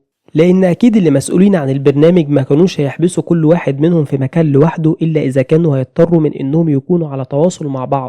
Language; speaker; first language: Arabic; native; Arabic